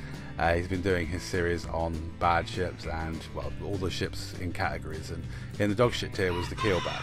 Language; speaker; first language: English; native; English